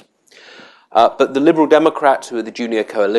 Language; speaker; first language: English; native; English